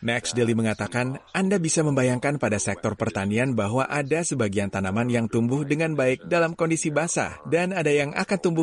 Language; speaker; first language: Indonesian; native; Indonesian